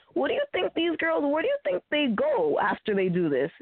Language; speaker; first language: English; early bilingual, other home language; Spanish